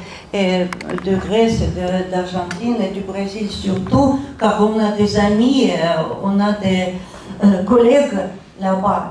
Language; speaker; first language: French; non-native, fluent; Russian